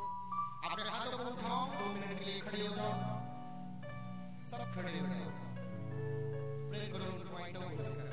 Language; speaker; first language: Hindi; non-native, local second language; Punjabi